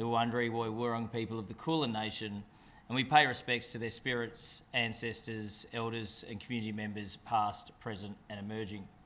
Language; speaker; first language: English; native; English